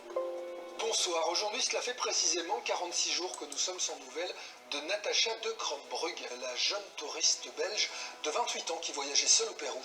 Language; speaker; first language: French; native; French